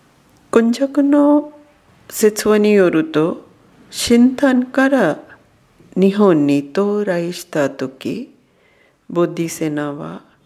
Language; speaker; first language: Japanese; non-native, fluent; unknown